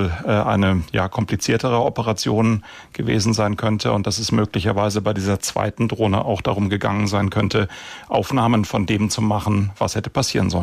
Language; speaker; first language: German; native; German